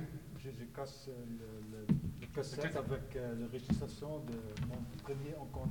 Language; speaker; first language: French; non-native, learner; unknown